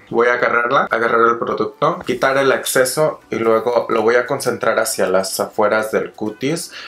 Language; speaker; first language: Spanish; early bilingual, heritage; Spanish